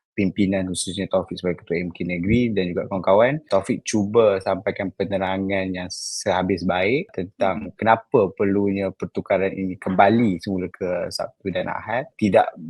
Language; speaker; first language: Malay; native; Malay